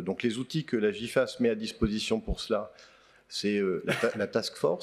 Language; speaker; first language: French; native; French